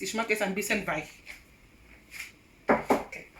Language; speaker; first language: German; non-native, learner; English